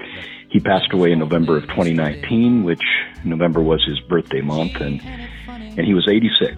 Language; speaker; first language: English; native; English